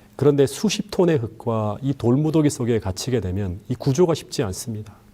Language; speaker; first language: Korean; native; Korean